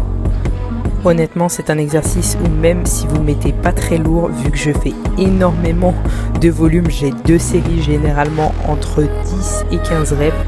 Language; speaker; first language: French; native; French